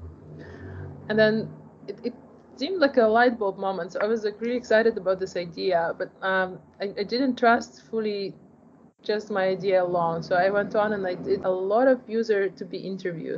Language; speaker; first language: English; non-native, fluent; Polish